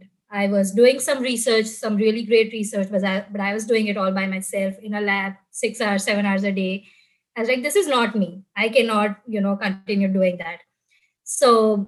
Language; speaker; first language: English; non-native, local second language; Gujarati